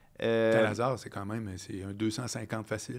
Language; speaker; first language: French; native; French